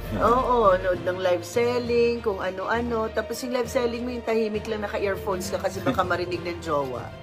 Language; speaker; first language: Filipino; non-native, local second language; Cebuano